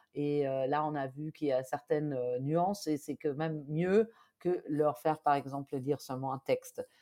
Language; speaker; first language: French; non-native, fluent; German